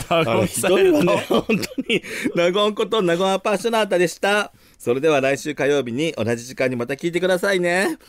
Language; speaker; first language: Japanese; native; Japanese